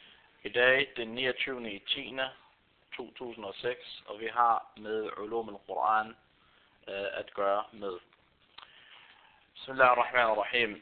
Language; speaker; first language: Danish; early bilingual, other home language; Arabic